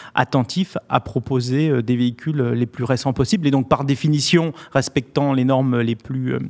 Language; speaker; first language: French; native; French